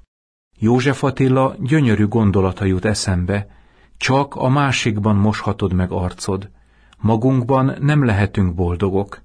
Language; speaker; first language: Hungarian; native; Hungarian